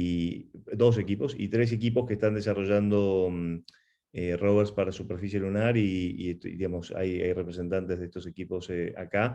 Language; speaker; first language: Spanish; native; Spanish